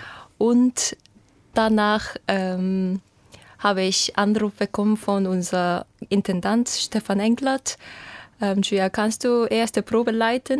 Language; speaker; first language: German; non-native, fluent; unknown